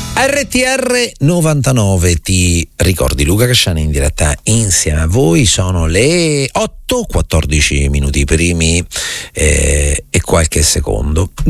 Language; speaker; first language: Italian; native; Italian